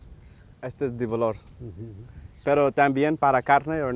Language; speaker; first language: Spanish; non-native, learner; English